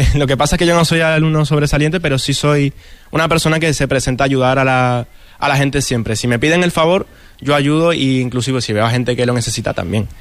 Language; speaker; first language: Spanish; native; Spanish